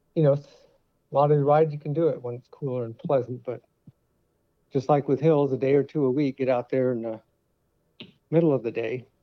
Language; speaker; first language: English; native; English